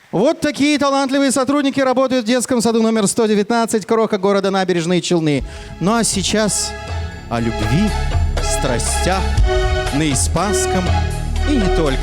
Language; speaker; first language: Russian; native; Russian